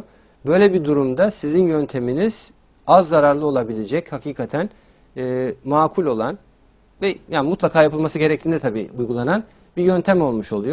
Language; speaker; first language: Turkish; native; Turkish